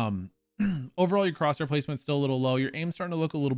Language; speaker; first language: English; native; English